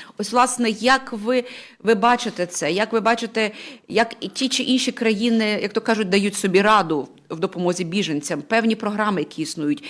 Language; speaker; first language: Ukrainian; native; Ukrainian